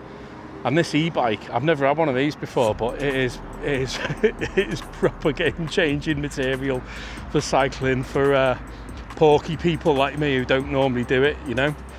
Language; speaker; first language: English; native; English